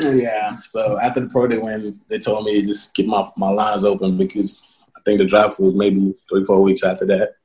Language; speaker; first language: English; non-native, local second language; Yoruba